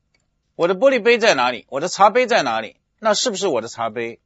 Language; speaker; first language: Chinese; native; Chinese